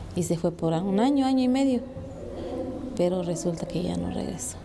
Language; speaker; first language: Spanish; native; Spanish